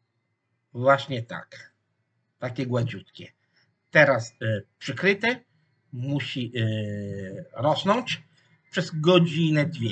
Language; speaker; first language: Polish; non-native, fluent; Italian